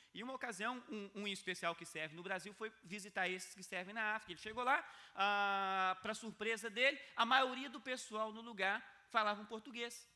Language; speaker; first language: Portuguese; native; Portuguese